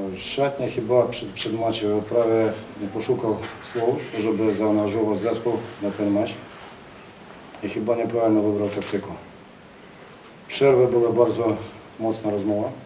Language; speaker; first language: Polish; non-native, learner; Ukrainian